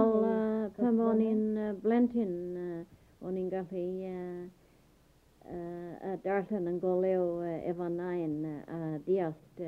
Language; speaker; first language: Welsh; early bilingual, heritage; Welsh